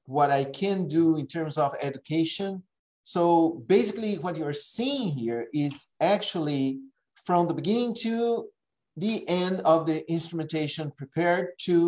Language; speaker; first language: English; non-native, fluent; Portuguese